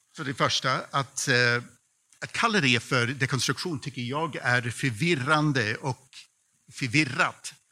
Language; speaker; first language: Swedish; non-native, fluent; English